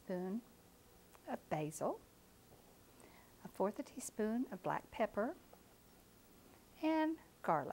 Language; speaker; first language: English; native; English